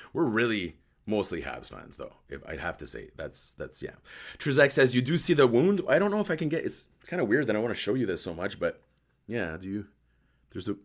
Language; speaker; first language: English; early bilingual, other home language; French